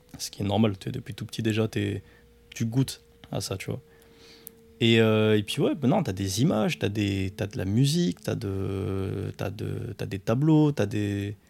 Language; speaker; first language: French; early bilingual, other home language; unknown